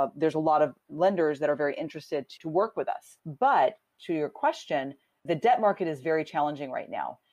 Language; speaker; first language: English; native; English